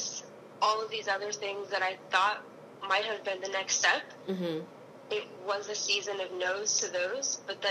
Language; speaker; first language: English; native; English